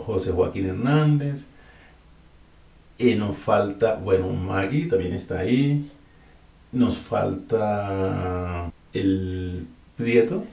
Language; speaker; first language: Spanish; native; Spanish